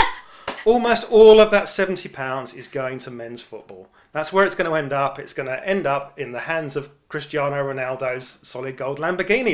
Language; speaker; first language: English; native; English